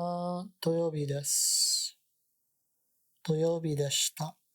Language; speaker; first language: Japanese; non-native, learner; English